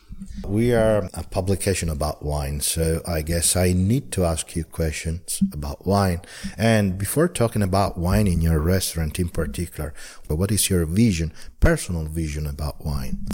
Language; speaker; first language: English; non-native, fluent; Italian